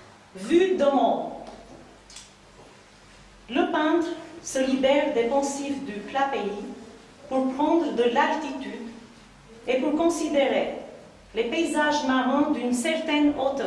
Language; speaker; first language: French; native; French